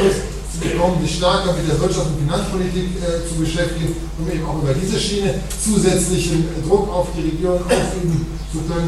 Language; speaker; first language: German; native; German